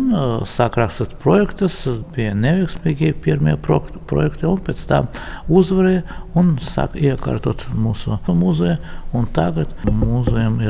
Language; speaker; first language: Latvian; non-native, local second language; Russian